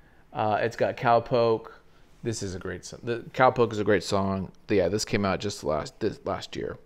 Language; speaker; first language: English; native; English